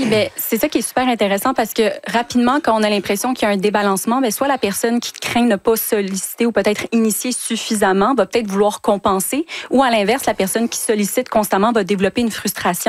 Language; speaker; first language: French; native; French